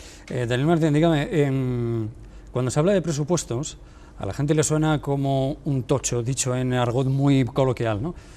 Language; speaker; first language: Spanish; native; Spanish